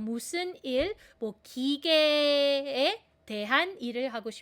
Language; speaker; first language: Korean; non-native, fluent; Filipino